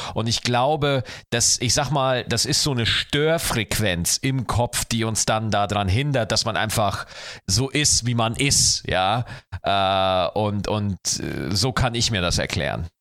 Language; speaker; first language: German; native; German